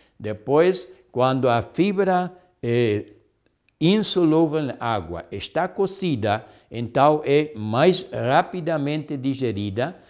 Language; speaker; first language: Portuguese; non-native, fluent; German